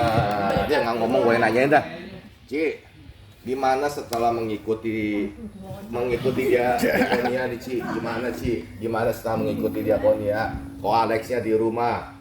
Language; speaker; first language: Indonesian; native; Indonesian